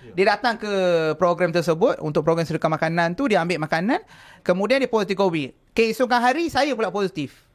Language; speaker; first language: Malay; non-native, local second language; Tamil